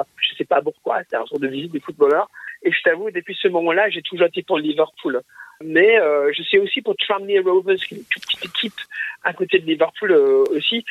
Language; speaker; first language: French; early bilingual, other home language; English